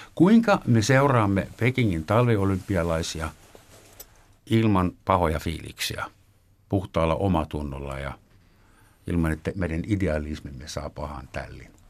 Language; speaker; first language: Finnish; native; Finnish